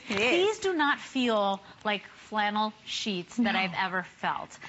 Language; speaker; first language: English; native; English